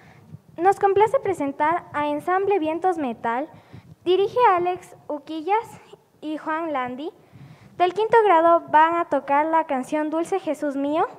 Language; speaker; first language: Spanish; native; Spanish